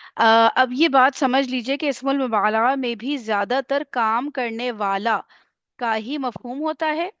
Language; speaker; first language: Urdu; native; Urdu